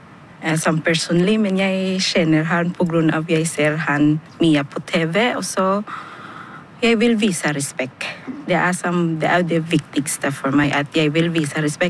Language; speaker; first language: Norwegian; non-native, learner; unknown